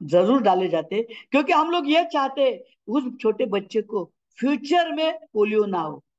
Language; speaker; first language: Hindi; non-native, local second language; Marathi